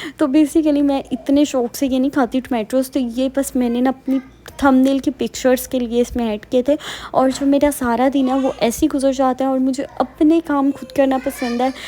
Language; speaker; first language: Urdu; native; Urdu